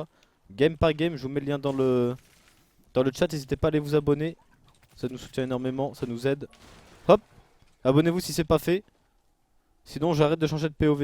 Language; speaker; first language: French; native; French